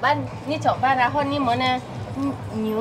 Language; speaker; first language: Chinese; non-native, learner; Indonesian